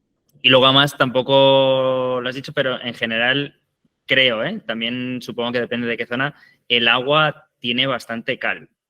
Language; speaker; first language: Spanish; native; Spanish